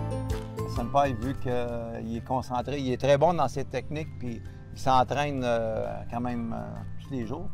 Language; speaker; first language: French; native; French